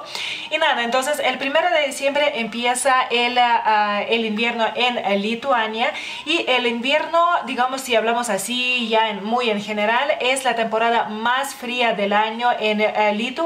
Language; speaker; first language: Spanish; non-native, fluent; Lithuanian